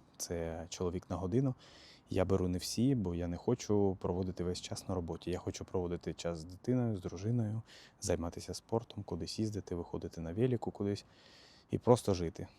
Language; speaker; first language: Ukrainian; native; Ukrainian